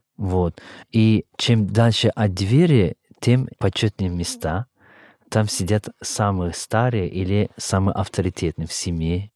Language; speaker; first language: Russian; non-native, fluent; Turkish